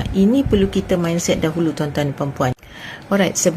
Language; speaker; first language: Malay; native; Malay